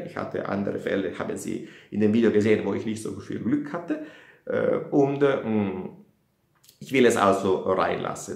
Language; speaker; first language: German; non-native, fluent; Italian